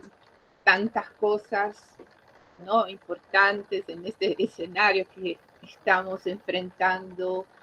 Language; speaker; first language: Spanish; non-native, fluent; Portuguese